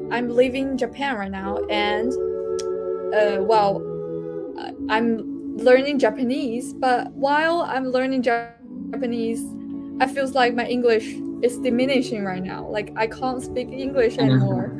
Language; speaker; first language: English; non-native, fluent; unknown